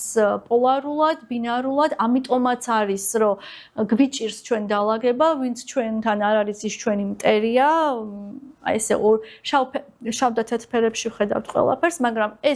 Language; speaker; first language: Georgian; native; Georgian